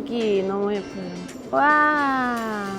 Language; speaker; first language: Korean; non-native, learner; German